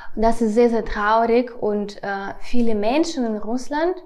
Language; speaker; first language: German; non-native, fluent; Russian